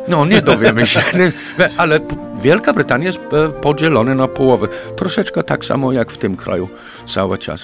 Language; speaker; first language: Polish; non-native, fluent; English